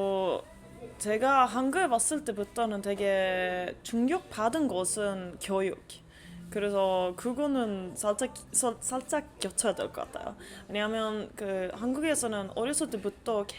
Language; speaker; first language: Korean; non-native, fluent; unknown